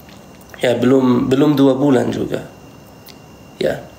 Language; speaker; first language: Indonesian; non-native, fluent; Arabic